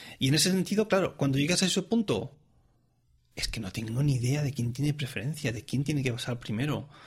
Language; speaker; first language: Spanish; non-native, local second language; Catalan